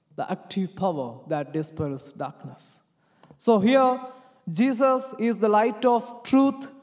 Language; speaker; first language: English; non-native, local second language; Malayalam